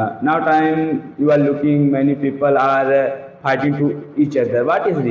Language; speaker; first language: English; non-native, learner; Hindi